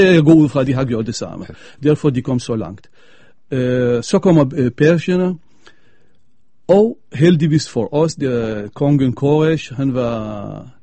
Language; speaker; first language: Danish; non-native, fluent; Arabic